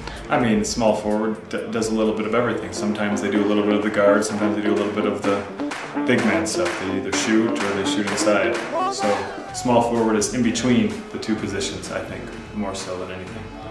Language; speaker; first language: English; native; English